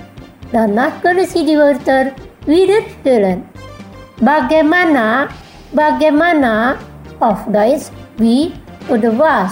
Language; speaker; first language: German; non-native, fluent; Indonesian